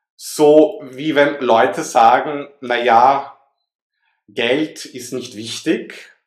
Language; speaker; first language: German; native; German